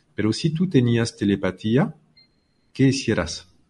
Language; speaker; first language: Spanish; non-native, fluent; French